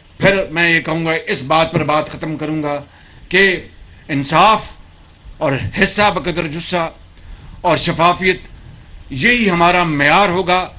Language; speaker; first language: Urdu; non-native, local second language; Punjabi